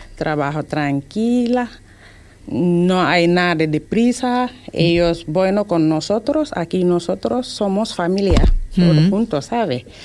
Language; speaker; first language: Spanish; non-native, learner; Wolof